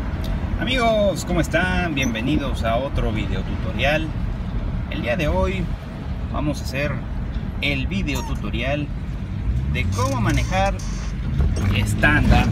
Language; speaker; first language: Spanish; native; Spanish